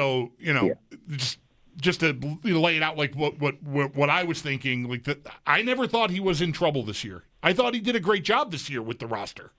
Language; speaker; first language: English; native; English